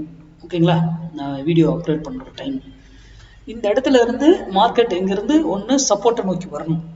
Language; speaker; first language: Tamil; native; Tamil